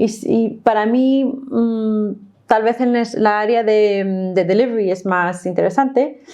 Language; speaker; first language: Spanish; non-native, fluent; English